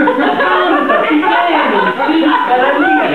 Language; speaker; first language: Greek; non-native, learner; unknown